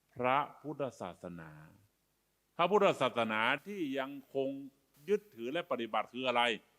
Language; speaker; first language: Thai; native; Thai